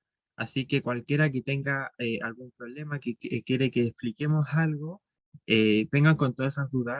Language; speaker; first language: Spanish; native; Spanish